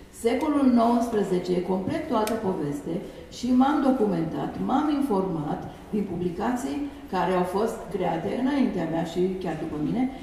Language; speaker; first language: Romanian; early bilingual, heritage; Romanian